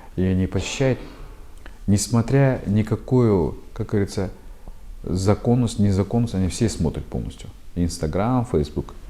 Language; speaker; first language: Russian; non-native, local second language; Kazakh